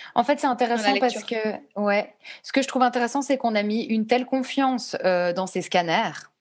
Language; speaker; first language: French; native; French